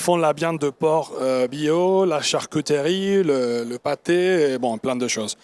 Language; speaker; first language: French; non-native, learner; Spanish